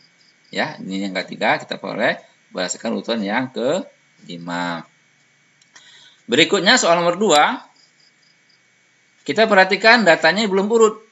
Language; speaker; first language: Indonesian; native; Indonesian